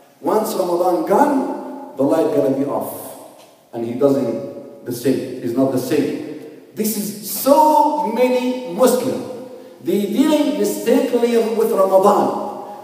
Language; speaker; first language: English; non-native, fluent; Arabic